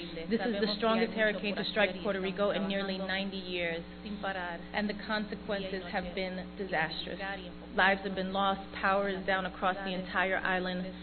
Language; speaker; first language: English; early bilingual, other home language; Spanish